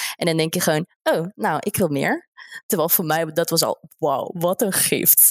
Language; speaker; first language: Dutch; non-native, fluent; Russian